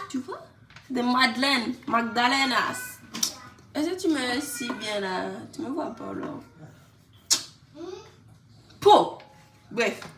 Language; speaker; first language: French; native; French